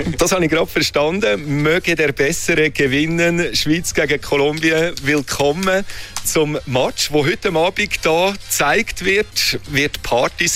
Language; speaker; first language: German; native; German